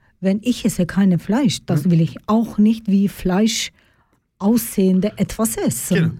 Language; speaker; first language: German; non-native, learner; Turkish